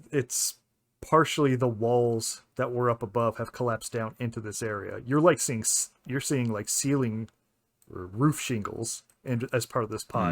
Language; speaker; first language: English; native; English